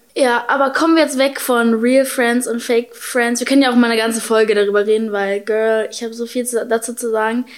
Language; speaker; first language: German; native; German